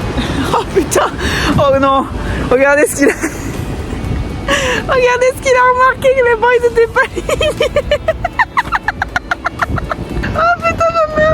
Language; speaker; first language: French; native; French